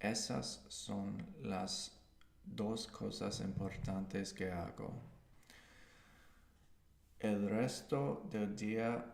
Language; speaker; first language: Spanish; non-native, learner; English